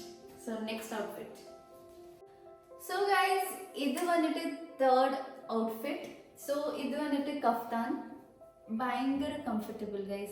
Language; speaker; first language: Malayalam; non-native, local second language; Kannada